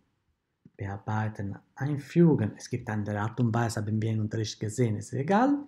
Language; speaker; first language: German; non-native, fluent; Italian